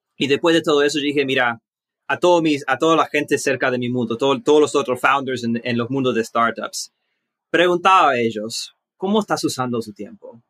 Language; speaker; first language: Spanish; early bilingual, heritage; Spanish